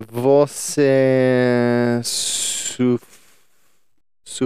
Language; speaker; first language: Portuguese; non-native, learner; English